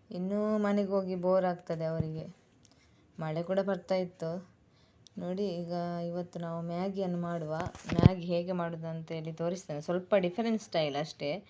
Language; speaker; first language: Kannada; native; Kannada